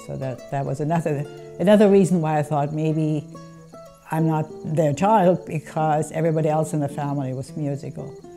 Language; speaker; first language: English; non-native, fluent; German